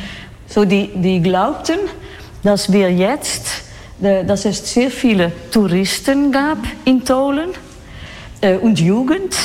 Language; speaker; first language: German; non-native, learner; Dutch